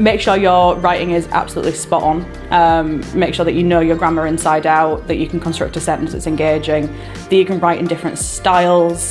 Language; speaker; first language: English; native; English